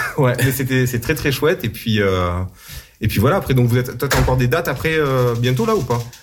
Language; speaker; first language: French; native; French